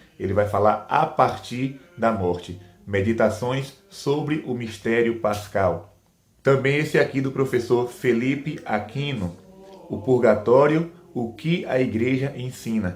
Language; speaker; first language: Portuguese; native; Portuguese